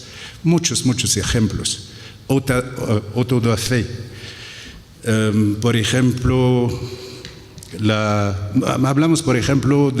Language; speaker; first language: Spanish; non-native, fluent; Arabic